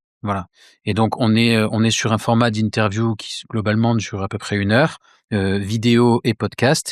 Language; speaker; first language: French; native; French